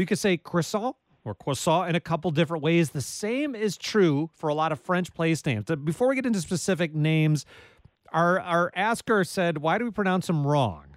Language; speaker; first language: English; native; English